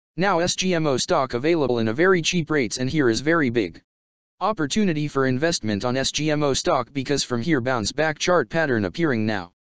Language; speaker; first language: English; non-native, local second language; Hindi